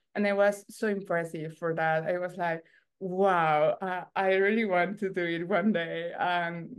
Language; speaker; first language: English; non-native, learner; Spanish